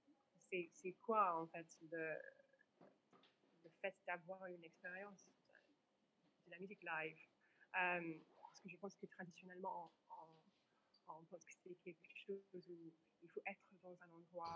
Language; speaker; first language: French; non-native, fluent; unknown